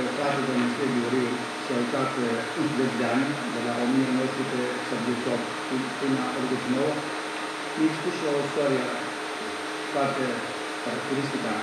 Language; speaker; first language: Romanian; non-native, learner; Greek